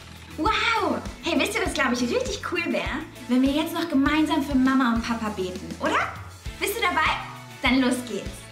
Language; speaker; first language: German; native; German